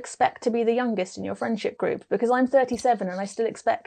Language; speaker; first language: English; native; English